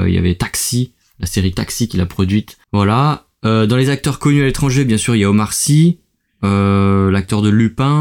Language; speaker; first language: French; native; French